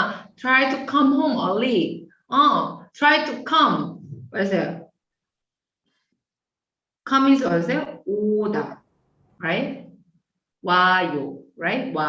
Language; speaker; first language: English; non-native, fluent; Korean